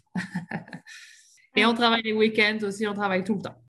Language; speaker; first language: French; native; French